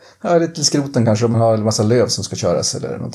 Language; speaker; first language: Swedish; native; Swedish